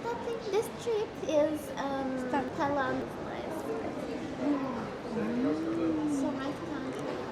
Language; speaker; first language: English; non-native, learner; Japanese